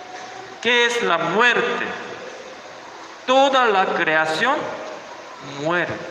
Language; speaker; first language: Spanish; non-native, learner; Korean